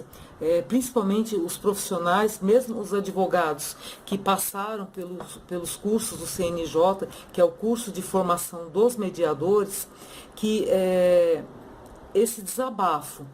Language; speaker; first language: Portuguese; native; Portuguese